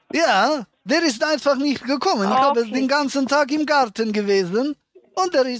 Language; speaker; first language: German; native; German